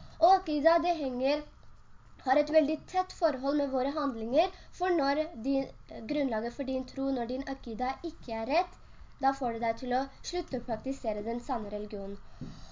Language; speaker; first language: Norwegian; early bilingual, other home language; Urdu